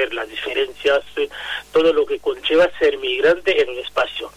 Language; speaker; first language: Spanish; non-native, fluent; Haitian Creole